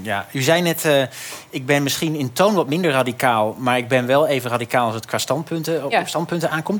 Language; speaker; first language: Dutch; native; Dutch